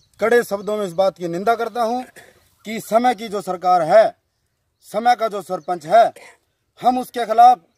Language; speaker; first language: Hindi; native; Hindi